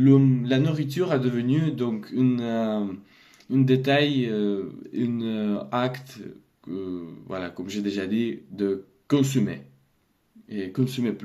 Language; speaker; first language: French; non-native, learner; Russian